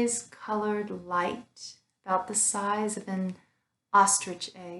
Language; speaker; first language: English; native; English